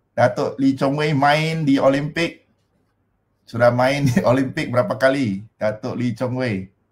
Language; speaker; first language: Malay; non-native, local second language; Min Nan Chinese